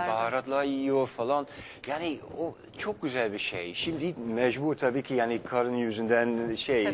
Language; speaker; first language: Turkish; non-native, fluent; Dutch